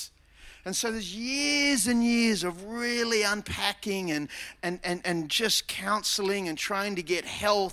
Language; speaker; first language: English; native; English